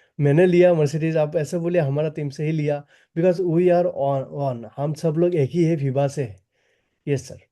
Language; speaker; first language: Hindi; non-native, local second language; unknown